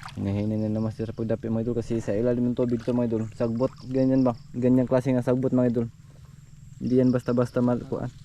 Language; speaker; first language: Filipino; non-native, local second language; Cebuano